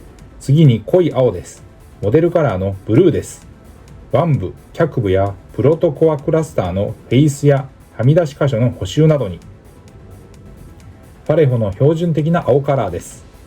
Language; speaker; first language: Japanese; native; Japanese